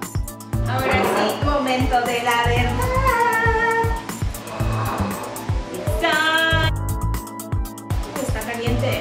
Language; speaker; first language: Spanish; native; Spanish